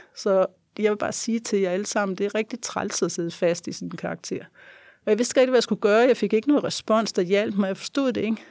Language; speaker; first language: Danish; native; Danish